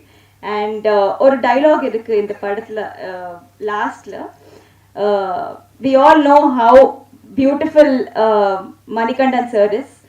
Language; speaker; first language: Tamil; non-native, learner; Telugu